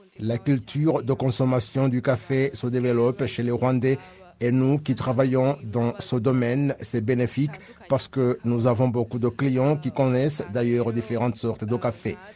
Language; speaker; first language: French; non-native, local second language; Kinyarwanda